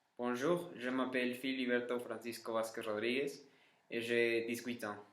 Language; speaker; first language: French; non-native, learner; Spanish